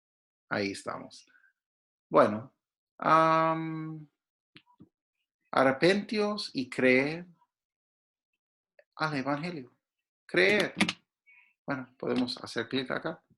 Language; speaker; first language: Spanish; non-native, fluent; English